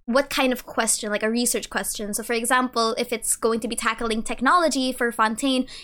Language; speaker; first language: English; native; English